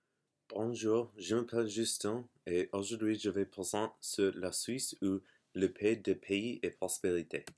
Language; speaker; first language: French; non-native, learner; English